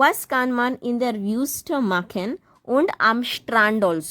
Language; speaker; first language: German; non-native, learner; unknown